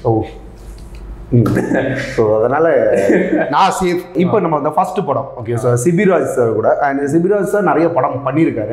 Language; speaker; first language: Tamil; native; Tamil